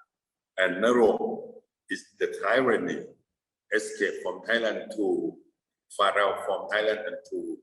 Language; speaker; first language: English; non-native, fluent; Thai